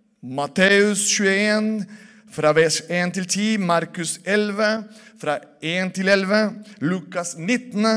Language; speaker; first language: Norwegian; non-native, fluent; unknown